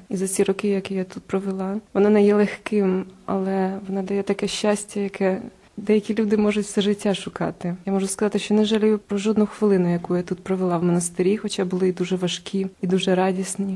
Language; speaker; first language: Ukrainian; native; Ukrainian